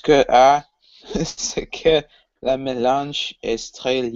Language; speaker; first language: French; non-native, learner; English